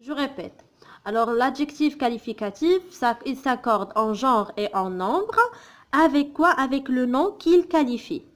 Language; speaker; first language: French; non-native, local second language; Arabic